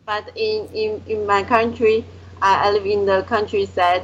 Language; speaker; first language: English; non-native, learner; Chinese